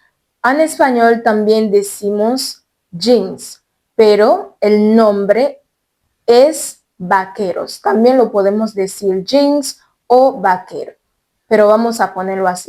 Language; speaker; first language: Spanish; non-native, learner; Haitian Creole